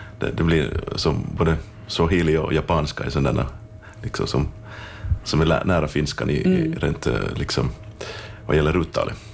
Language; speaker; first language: Swedish; native; Swedish